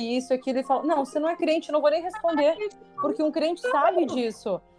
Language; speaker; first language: Portuguese; native; Portuguese